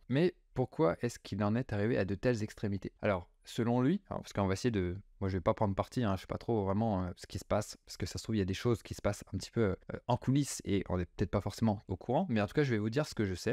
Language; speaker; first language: French; native; French